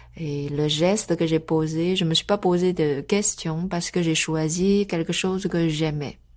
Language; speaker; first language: French; non-native, fluent; Chinese